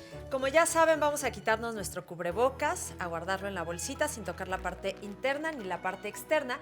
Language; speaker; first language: Spanish; native; Spanish